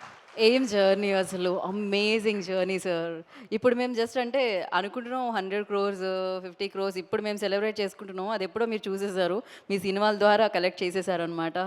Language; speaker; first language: Telugu; native; Telugu